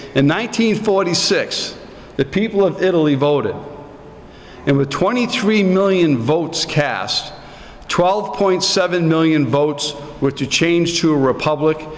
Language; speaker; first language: English; native; English